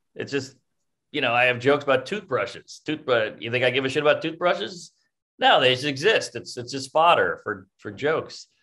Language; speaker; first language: English; native; English